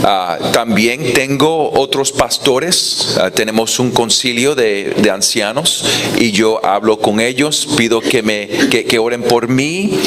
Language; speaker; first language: Spanish; non-native, fluent; English